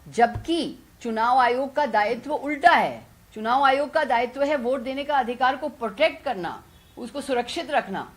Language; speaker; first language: Hindi; non-native, local second language; Bangla